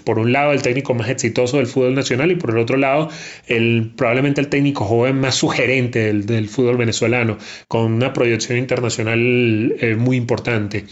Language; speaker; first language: Spanish; native; Spanish